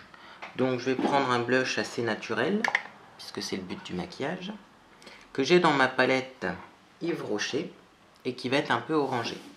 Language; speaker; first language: French; native; French